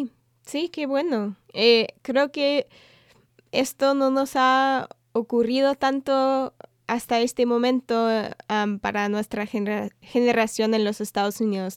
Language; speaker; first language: Spanish; non-native, fluent; English